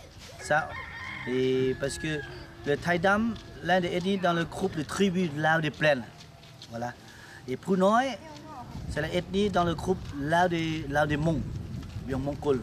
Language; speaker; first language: French; non-native, local second language; Lao